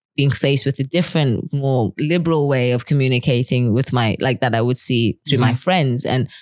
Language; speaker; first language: English; native; English